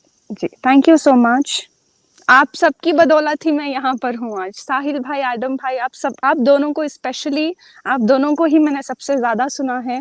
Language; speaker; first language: Hindi; native; Hindi